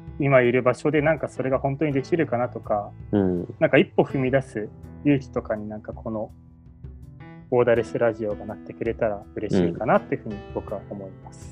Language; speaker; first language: Japanese; native; Japanese